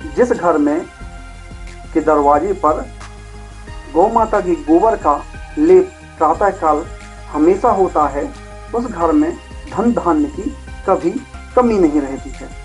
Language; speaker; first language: Hindi; native; Hindi